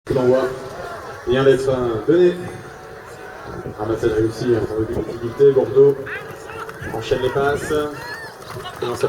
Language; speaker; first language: French; native; French